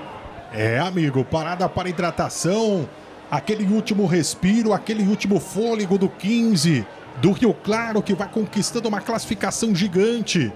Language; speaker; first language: Portuguese; native; Portuguese